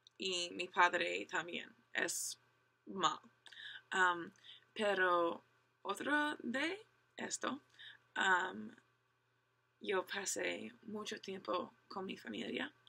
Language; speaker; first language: Spanish; non-native, learner; English